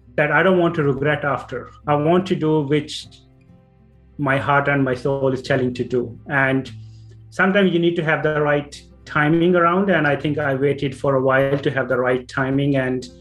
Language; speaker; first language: English; non-native, local second language; Punjabi